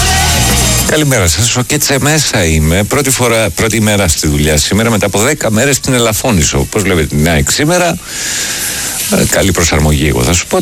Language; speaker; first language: Greek; native; Greek